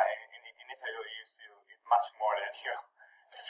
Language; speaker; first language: English; non-native, fluent; Italian